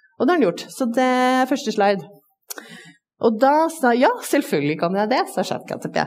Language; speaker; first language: Norwegian; native; Norwegian